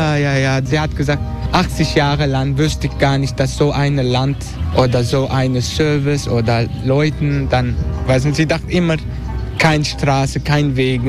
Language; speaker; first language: German; non-native, learner; Turkish